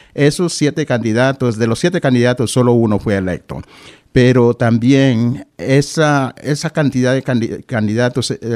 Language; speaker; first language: Spanish; native; Spanish